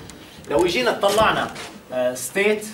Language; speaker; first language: Arabic; native; Arabic